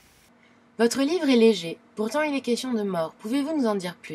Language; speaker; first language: French; native; French